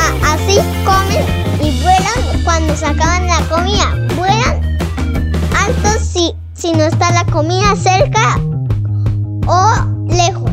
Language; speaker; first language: Spanish; early bilingual, heritage; Spanish